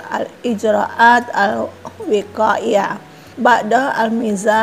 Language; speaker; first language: Arabic; non-native, learner; Indonesian